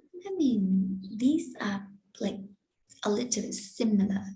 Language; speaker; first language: English; non-native, fluent; Vietnamese